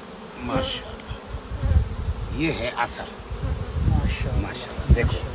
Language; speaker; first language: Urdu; non-native, learner; Nepali